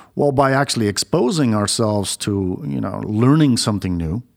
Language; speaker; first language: English; non-native, fluent; Dutch